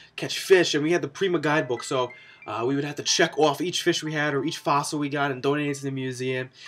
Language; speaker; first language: English; native; English